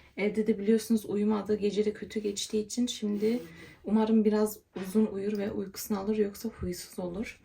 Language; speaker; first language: Turkish; early bilingual, heritage; Turkish